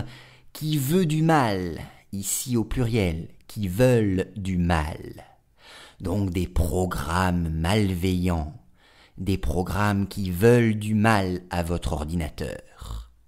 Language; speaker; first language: French; native; French